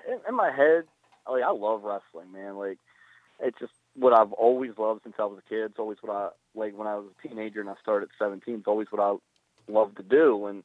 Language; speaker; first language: English; native; English